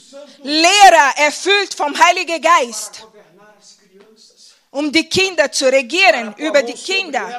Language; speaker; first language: German; non-native, fluent; Portuguese